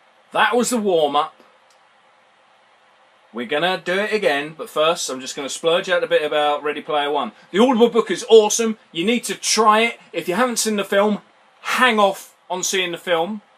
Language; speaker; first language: English; native; English